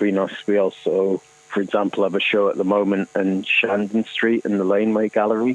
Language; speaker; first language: English; native; English